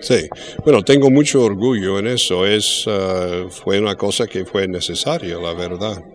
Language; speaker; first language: Spanish; early bilingual, heritage; English